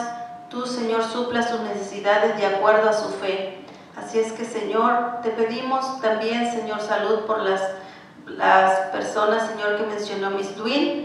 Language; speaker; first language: Spanish; native; Spanish